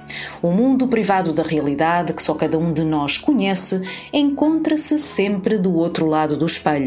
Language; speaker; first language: Portuguese; native; Portuguese